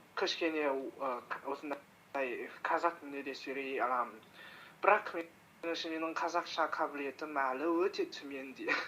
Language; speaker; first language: Kazakh; non-native, learner; Chinese